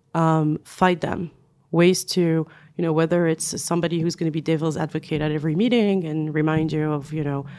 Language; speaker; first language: English; non-native, fluent; French